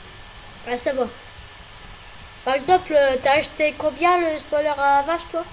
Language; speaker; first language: French; native; French